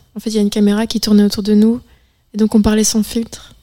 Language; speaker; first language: French; native; French